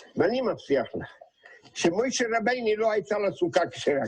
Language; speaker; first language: Hebrew; non-native, fluent; Yiddish